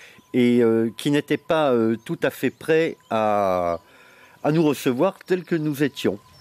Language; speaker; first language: French; native; French